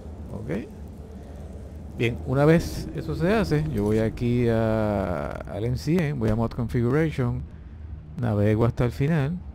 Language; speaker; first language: Spanish; native; Spanish